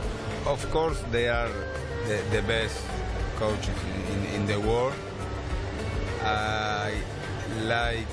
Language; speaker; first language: English; non-native, learner; Spanish